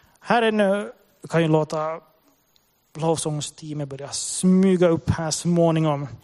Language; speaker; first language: Swedish; native; Swedish